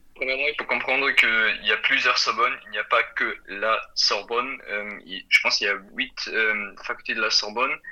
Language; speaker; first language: French; non-native, fluent; German